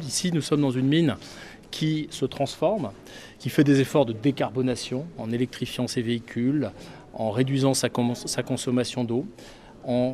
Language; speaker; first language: French; native; French